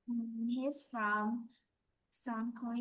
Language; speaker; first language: English; non-native, learner; Vietnamese